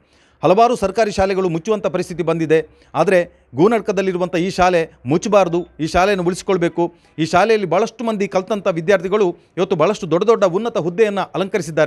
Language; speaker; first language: Kannada; native; Kannada